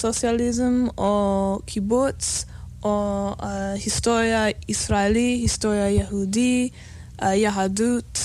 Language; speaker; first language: Hebrew; non-native, learner; English